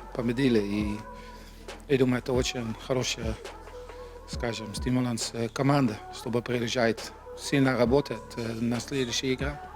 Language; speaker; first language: Russian; non-native, learner; Dutch